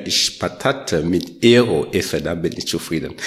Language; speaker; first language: German; non-native, learner; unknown